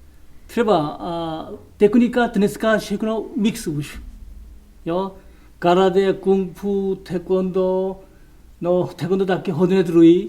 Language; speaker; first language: Czech; non-native, learner; Korean